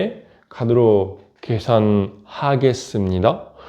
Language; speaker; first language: Korean; non-native, fluent; French